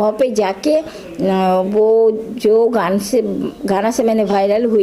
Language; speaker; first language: Hindi; non-native, local second language; Bangla